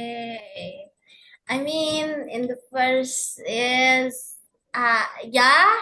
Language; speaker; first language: English; non-native, learner; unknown